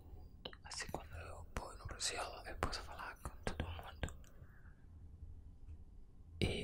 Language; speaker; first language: Portuguese; non-native, learner; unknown